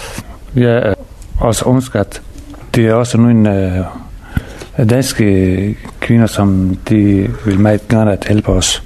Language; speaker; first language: Danish; non-native, learner; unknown